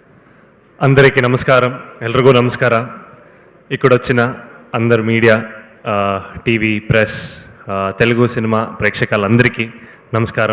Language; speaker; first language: Telugu; non-native, learner; Kannada